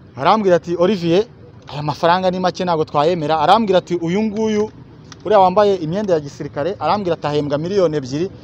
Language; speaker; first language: Kinyarwanda; native; Kinyarwanda